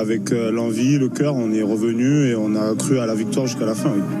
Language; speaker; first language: French; native; French